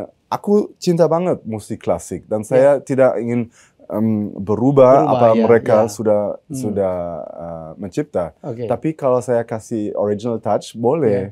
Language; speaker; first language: Indonesian; early bilingual, heritage; German